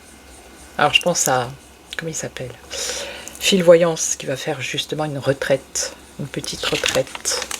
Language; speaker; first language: French; native; French